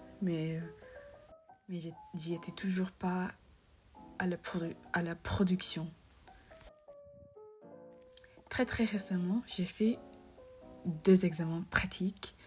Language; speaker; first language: French; non-native, fluent; English